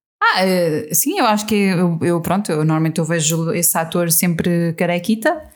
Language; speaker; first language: Portuguese; native; Portuguese